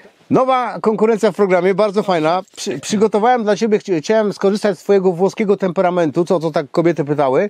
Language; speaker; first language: Polish; native; Polish